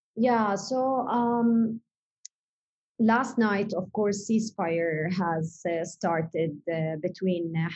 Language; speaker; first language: English; early bilingual, other home language; Arabic